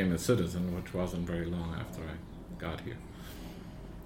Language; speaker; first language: English; native; English